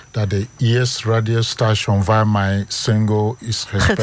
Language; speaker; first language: Dutch; non-native, learner; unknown